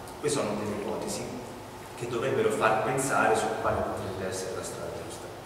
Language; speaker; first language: Italian; native; Italian